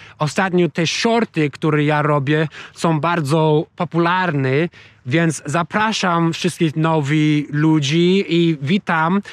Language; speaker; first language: Polish; non-native, learner; English